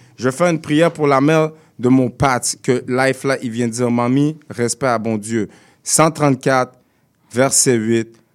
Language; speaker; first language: French; early bilingual, other home language; Haitian Creole